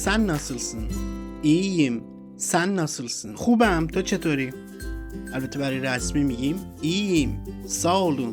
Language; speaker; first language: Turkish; non-native, fluent; Persian